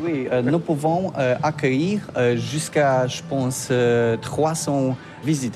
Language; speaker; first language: French; non-native, learner; Polish